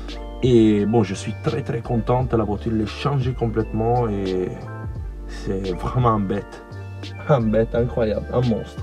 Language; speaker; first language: French; non-native, learner; Italian